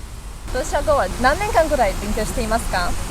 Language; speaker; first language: Japanese; non-native, fluent; Russian